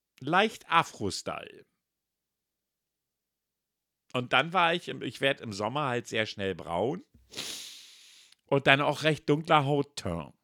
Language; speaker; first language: German; native; German